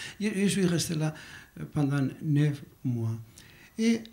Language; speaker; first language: French; non-native, learner; Basque